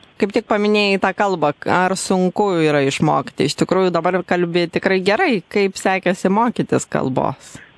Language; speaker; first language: Lithuanian; native; Lithuanian